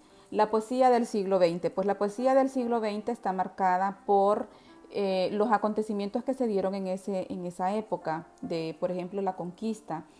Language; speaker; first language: Spanish; native; Spanish